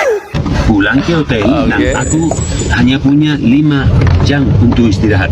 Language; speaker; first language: Indonesian; non-native, fluent; Spanish